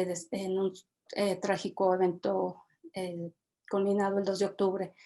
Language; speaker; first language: Spanish; native; Spanish